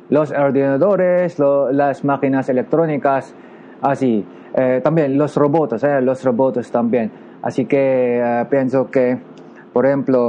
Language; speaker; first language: Spanish; non-native, learner; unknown